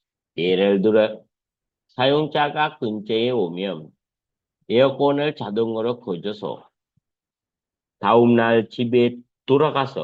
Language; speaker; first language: Korean; non-native, fluent; Sinhala